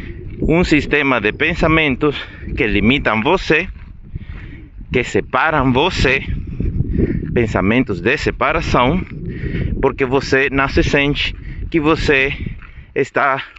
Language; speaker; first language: Portuguese; non-native, fluent; Spanish